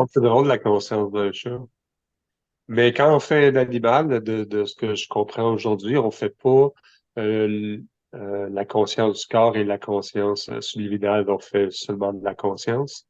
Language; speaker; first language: French; native; French